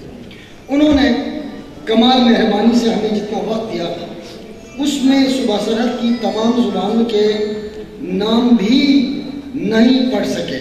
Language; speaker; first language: Urdu; non-native, local second language; Northern Hindko